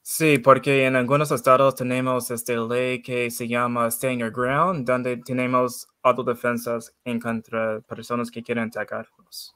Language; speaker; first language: Spanish; non-native, learner; English